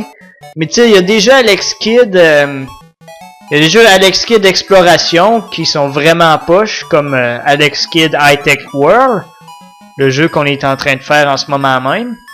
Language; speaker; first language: French; native; French